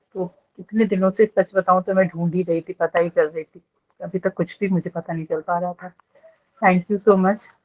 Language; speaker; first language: Hindi; native; Hindi